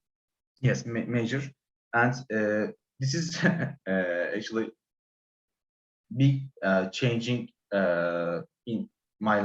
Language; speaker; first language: English; non-native, learner; Turkish